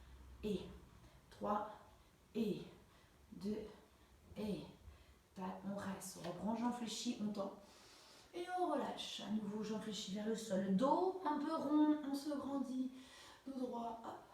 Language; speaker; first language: French; native; French